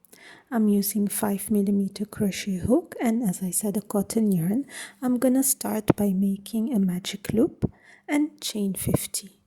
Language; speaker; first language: English; non-native, fluent; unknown